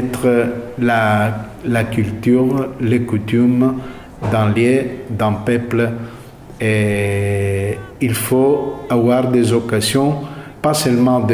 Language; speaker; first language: French; non-native, fluent; Italian